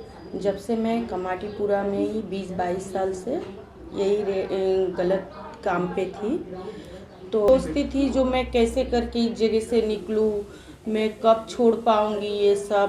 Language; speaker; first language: Hindi; non-native, local second language; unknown